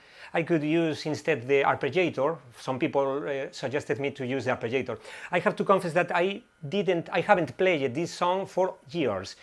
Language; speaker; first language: English; non-native, fluent; Spanish